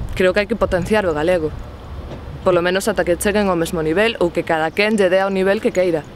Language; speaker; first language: Galician; non-native, local second language; Spanish